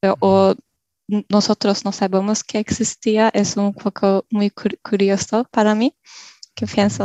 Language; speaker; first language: Spanish; non-native, learner; Turkish